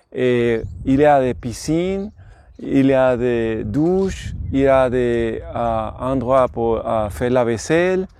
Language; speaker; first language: French; non-native, learner; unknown